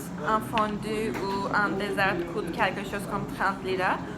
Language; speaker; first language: French; non-native, learner; Turkish